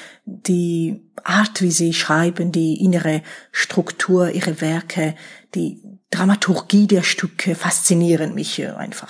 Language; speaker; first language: German; non-native, fluent; Georgian